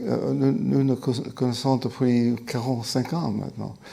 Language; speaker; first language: French; non-native, fluent; English